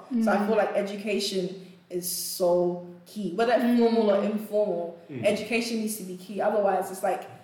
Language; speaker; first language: English; non-native, local second language; Akan